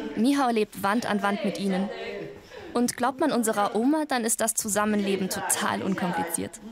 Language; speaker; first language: German; early bilingual, other home language; Polish